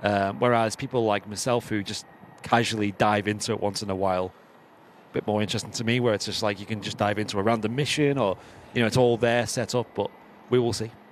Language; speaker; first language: English; native; English